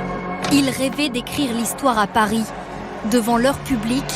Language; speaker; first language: French; native; French